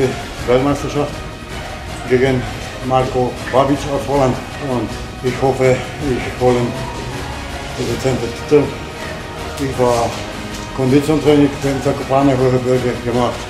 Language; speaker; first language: German; non-native, learner; Polish